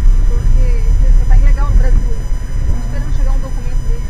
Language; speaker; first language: Portuguese; native; Portuguese